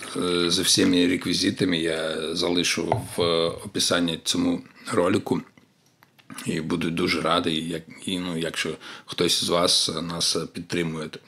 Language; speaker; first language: Ukrainian; native; Ukrainian